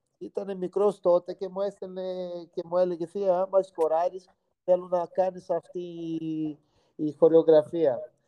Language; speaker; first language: Greek; non-native, fluent; Portuguese